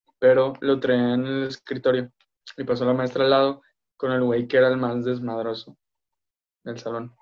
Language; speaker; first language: Spanish; native; Spanish